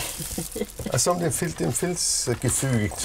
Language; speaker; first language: German; native; German